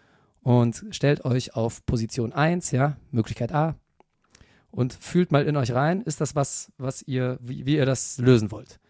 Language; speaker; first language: German; native; German